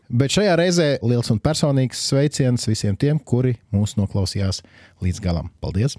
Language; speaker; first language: Latvian; native; Latvian